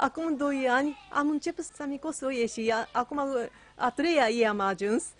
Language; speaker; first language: Romanian; non-native, fluent; Japanese